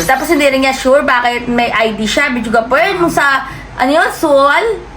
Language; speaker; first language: Filipino; native; Filipino